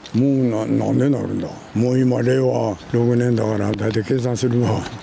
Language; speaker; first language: Japanese; native; Japanese